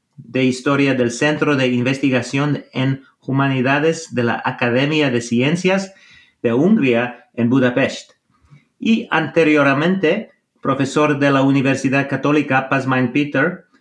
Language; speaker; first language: Spanish; non-native, fluent; English